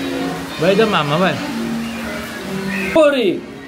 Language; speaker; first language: Italian; non-native, fluent; Filipino